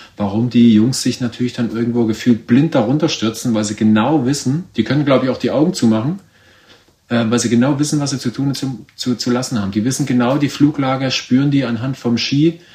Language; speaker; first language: German; native; German